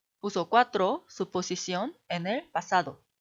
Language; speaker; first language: Spanish; non-native, fluent; Korean